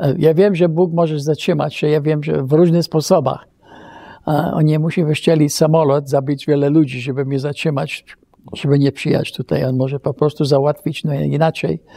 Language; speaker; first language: Polish; early bilingual, heritage; Polish